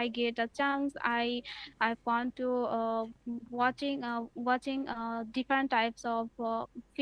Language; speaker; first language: English; non-native, learner; Bangla